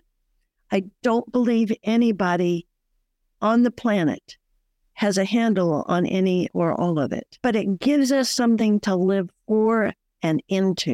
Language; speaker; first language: English; native; English